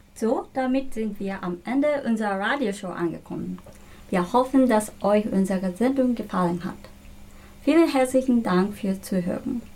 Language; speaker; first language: German; non-native, fluent; Japanese